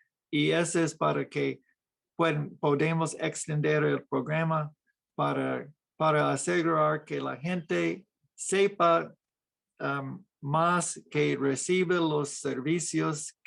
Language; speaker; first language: Spanish; non-native, fluent; English